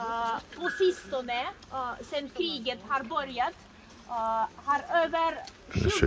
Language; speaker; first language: Swedish; non-native, fluent; Russian